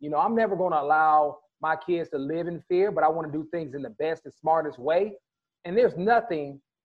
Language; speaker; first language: English; native; English